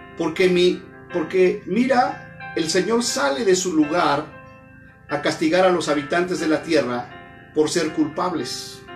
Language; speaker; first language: Spanish; native; Spanish